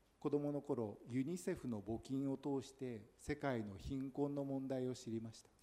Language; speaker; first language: Japanese; native; Japanese